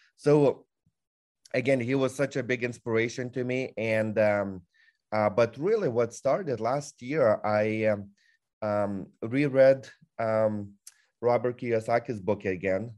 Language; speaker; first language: English; non-native, fluent; Lithuanian